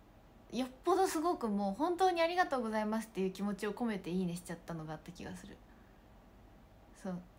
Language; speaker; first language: Japanese; native; Japanese